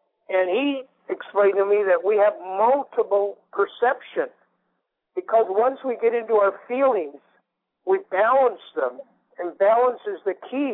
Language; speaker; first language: English; early bilingual, other home language; Spanish